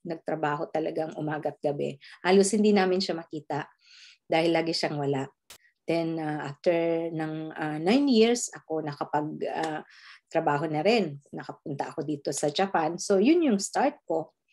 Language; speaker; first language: Filipino; non-native, local second language; Bikol